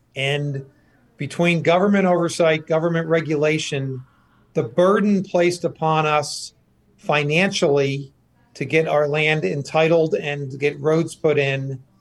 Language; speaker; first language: English; native; English